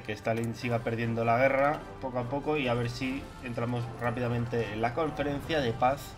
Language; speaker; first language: Spanish; native; Spanish